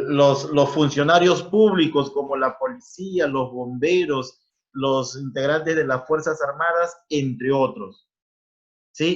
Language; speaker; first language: Spanish; native; Spanish